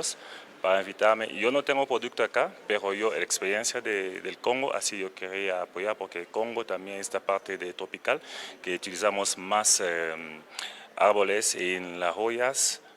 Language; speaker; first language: Spanish; non-native, learner; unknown